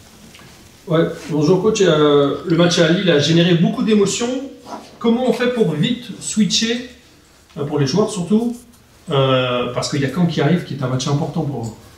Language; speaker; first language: French; native; French